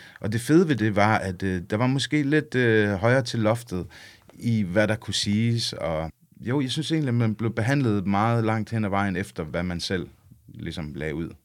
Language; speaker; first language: Danish; early bilingual, other home language; English